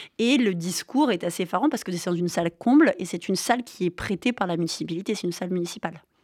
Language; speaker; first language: French; native; French